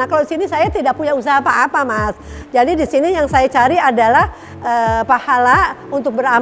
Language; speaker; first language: Indonesian; native; Indonesian